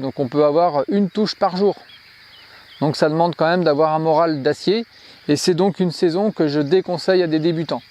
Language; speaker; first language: French; native; French